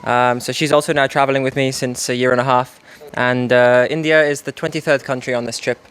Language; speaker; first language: English; non-native, fluent; Italian